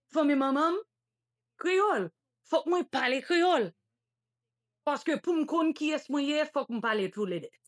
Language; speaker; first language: Haitian Creole; early bilingual, heritage; Haitian Creole